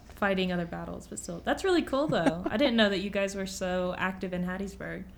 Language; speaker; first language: English; native; English